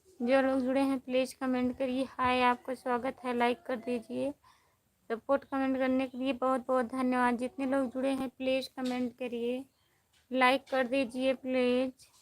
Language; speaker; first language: Hindi; native; Hindi